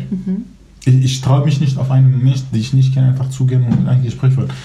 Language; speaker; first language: German; non-native, fluent; Kurdish